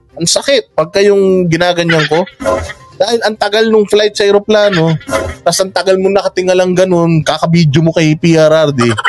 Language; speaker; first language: Filipino; non-native, local second language; Iloko